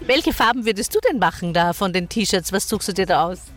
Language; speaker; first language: German; native; German